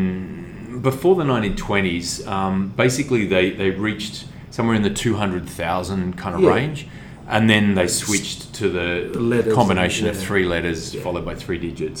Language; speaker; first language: English; native; English